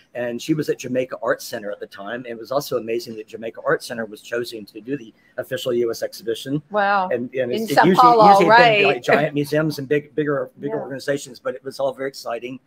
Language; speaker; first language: English; native; English